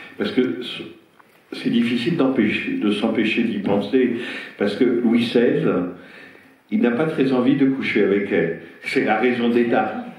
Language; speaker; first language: French; native; French